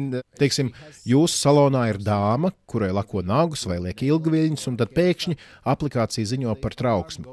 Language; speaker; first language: Latvian; native; Latvian